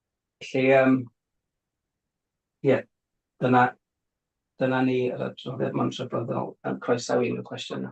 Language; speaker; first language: Welsh; native; Welsh